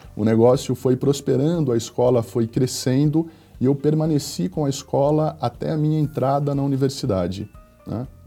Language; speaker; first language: Portuguese; native; Portuguese